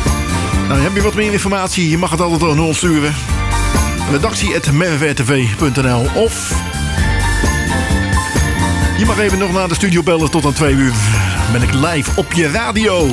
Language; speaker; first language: Dutch; native; Dutch